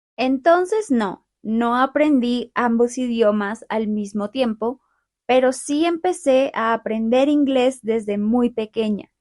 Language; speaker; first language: Spanish; native; Spanish